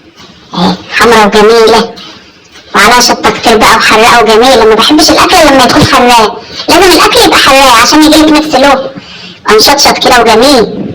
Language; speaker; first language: Arabic; native; Arabic